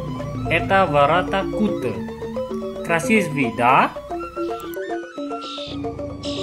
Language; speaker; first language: Russian; non-native, learner; Indonesian